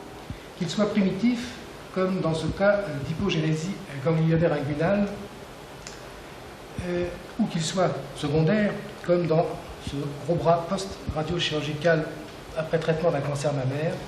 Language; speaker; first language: French; native; French